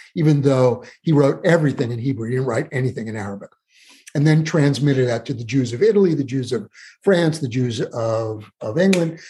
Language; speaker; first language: English; native; English